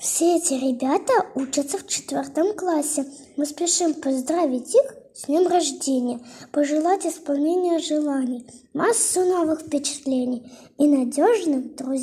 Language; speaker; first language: Russian; native; Russian